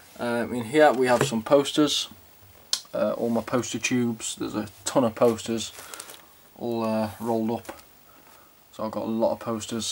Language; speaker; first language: English; native; English